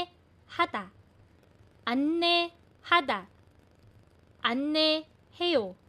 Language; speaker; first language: Korean; non-native, fluent; Filipino